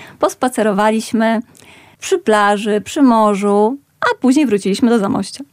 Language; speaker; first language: Polish; native; Polish